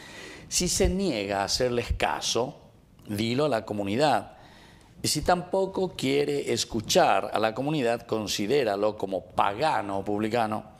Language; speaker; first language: Spanish; native; Spanish